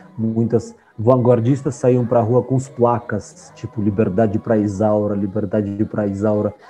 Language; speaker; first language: Portuguese; non-native, fluent; Armenian